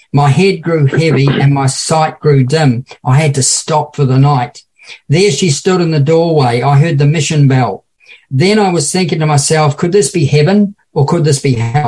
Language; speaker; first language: English; native; English